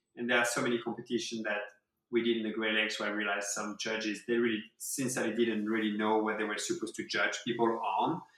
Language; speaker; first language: English; non-native, fluent; French